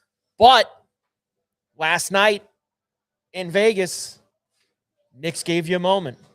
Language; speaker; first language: English; native; English